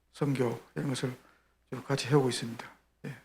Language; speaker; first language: Korean; native; Korean